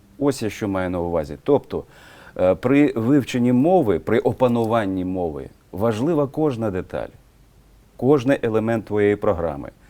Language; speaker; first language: Ukrainian; non-native, local second language; Russian